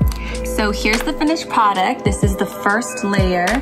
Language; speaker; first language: English; native; English